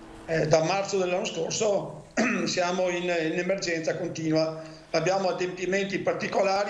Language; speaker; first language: Italian; native; Italian